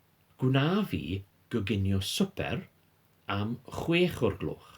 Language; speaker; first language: Welsh; non-native, fluent; English